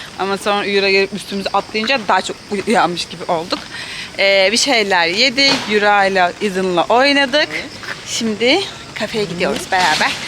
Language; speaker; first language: Turkish; native; Turkish